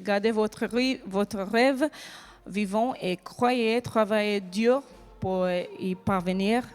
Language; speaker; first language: French; non-native, learner; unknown